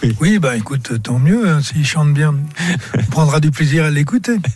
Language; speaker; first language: French; native; French